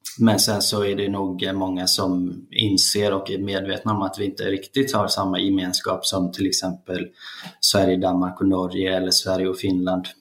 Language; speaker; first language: Swedish; early bilingual, other home language; Icelandic